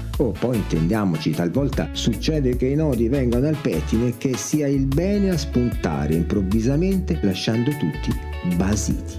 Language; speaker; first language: Italian; native; Italian